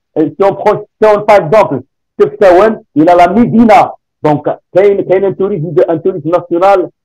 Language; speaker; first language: French; non-native, local second language; Arabic